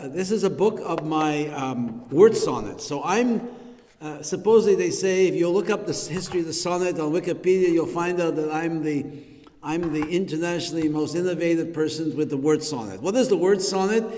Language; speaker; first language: English; native; English